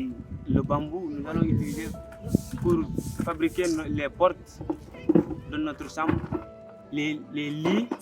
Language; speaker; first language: French; non-native, learner; Mandingo